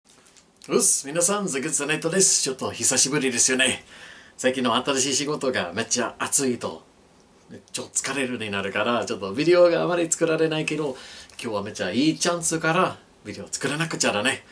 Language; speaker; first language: Japanese; non-native, learner; English